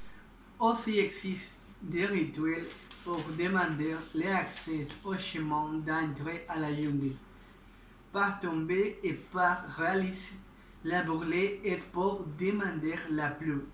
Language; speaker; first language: French; non-native, learner; Spanish